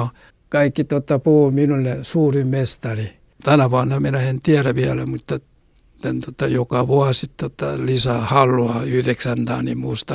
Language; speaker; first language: Finnish; non-native, learner; Korean